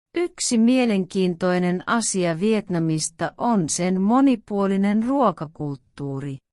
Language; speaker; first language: Finnish; non-native, learner; Vietnamese